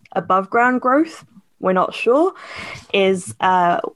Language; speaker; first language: English; native; English